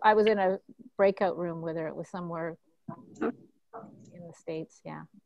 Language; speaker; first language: English; native; English